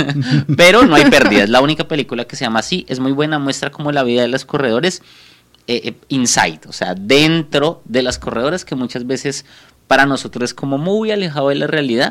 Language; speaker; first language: Spanish; native; Spanish